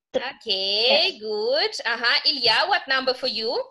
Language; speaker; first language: English; non-native, fluent; Russian